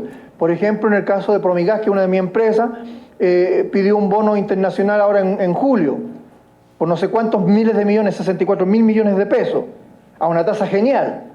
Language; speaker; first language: Spanish; native; Spanish